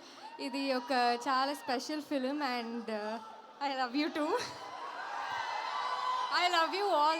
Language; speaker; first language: Telugu; non-native, learner; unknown